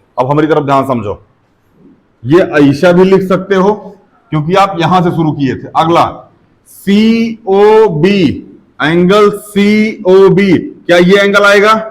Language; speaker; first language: Hindi; native; Hindi